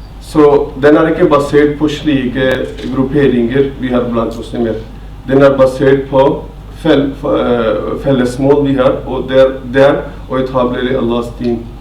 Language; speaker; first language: Norwegian; non-native, fluent; Urdu